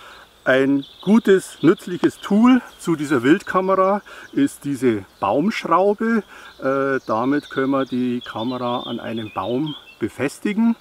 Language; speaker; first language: German; native; German